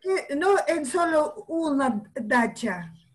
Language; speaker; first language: Spanish; non-native, fluent; Russian